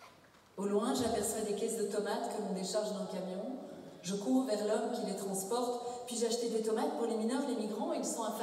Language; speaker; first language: French; native; French